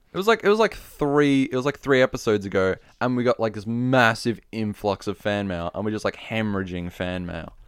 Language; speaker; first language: English; native; English